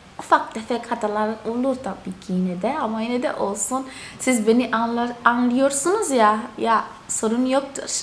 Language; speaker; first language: Turkish; non-native, fluent; Portuguese